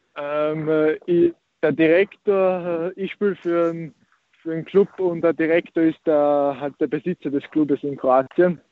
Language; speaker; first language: German; early bilingual, other home language; Croatian